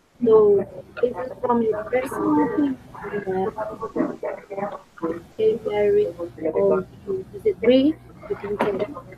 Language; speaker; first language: English; non-native, fluent; Spanish